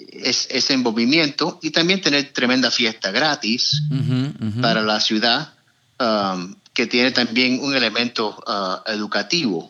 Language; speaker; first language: Spanish; early bilingual, heritage; Spanish